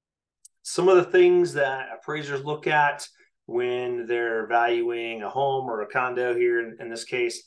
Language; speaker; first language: English; native; English